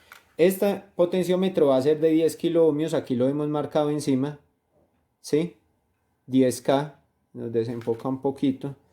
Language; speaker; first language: Spanish; native; Spanish